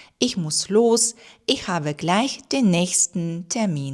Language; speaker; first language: German; non-native, fluent; Ukrainian